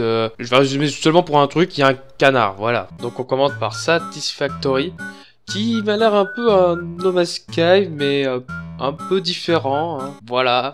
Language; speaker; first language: French; native; French